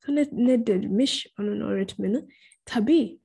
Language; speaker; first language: Turkish; non-native, fluent; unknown